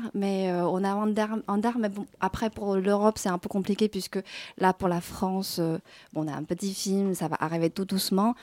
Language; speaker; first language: French; non-native, fluent; Chinese